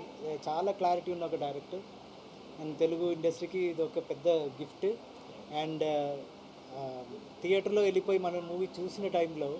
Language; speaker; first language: Telugu; non-native, fluent; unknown